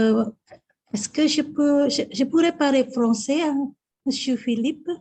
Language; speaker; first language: French; non-native, fluent; Indonesian